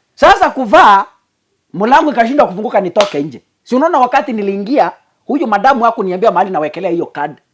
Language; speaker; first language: Swahili; non-native, local second language; Gusii